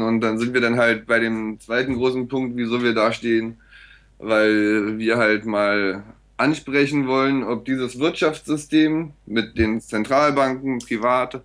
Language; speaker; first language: German; native; German